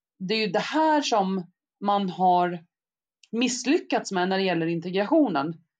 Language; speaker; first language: Swedish; early bilingual, other home language; Arabic